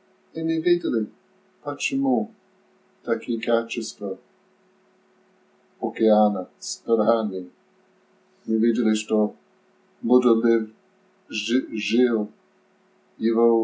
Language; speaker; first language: Russian; non-native, fluent; English